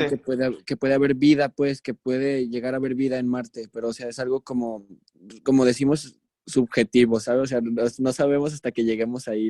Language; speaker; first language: Spanish; native; Spanish